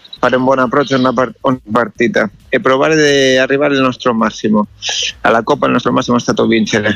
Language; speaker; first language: Italian; non-native, learner; Spanish